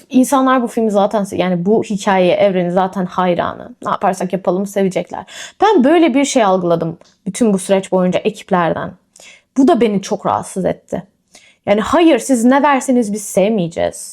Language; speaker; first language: Turkish; native; Turkish